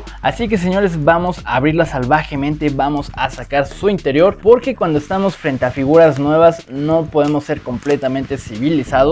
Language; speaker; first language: Spanish; native; Spanish